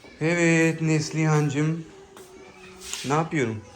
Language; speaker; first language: Turkish; non-native, learner; Urdu